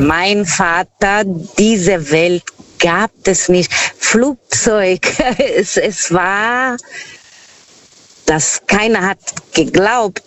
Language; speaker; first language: German; non-native, fluent; Portuguese